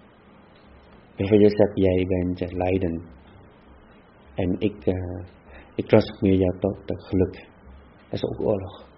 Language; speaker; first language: Dutch; non-native, fluent; Vietnamese